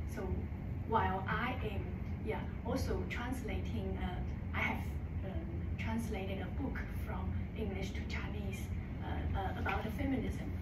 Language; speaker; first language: English; non-native, learner; Chinese